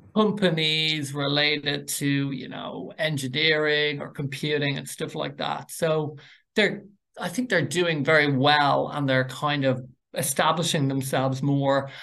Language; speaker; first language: English; native; English